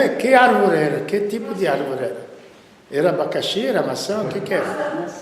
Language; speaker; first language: Portuguese; non-native, fluent; Italian